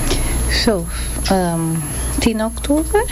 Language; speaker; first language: Dutch; non-native, local second language; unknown